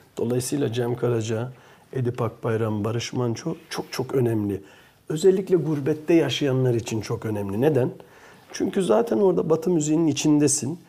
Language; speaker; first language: Turkish; early bilingual, heritage; Turkish